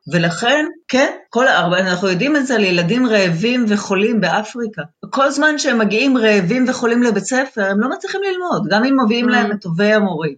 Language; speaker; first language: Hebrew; native; Hebrew